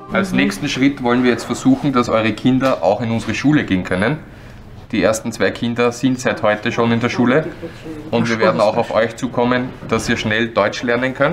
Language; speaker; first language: German; native; German